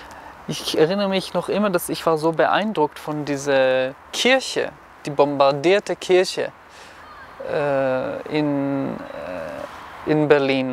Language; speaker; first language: German; non-native, fluent; Hebrew